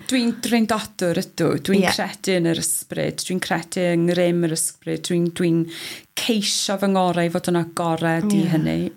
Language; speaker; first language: Welsh; native; Welsh